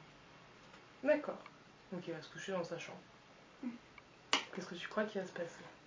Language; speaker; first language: French; native; French